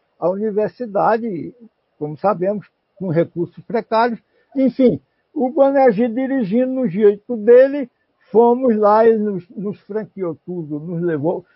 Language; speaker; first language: Portuguese; native; Portuguese